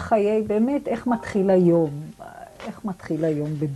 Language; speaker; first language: Hebrew; native; Hebrew